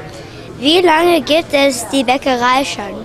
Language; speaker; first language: German; non-native, learner; English